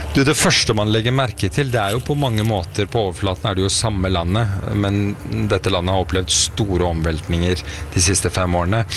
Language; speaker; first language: Norwegian; early bilingual, other home language; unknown